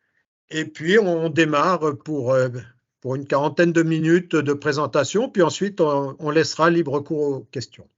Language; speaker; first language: French; native; French